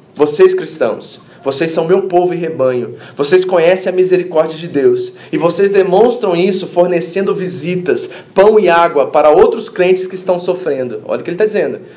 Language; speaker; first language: Portuguese; native; Portuguese